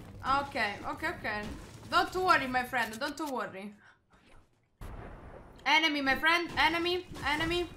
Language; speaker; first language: English; non-native, learner; Italian